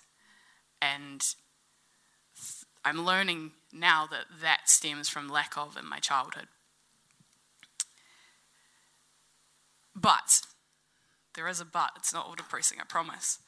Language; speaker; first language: English; native; English